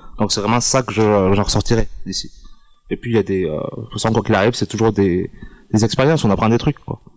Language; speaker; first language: French; native; French